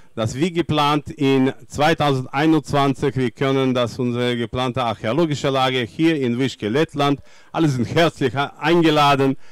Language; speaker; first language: German; non-native, learner; Russian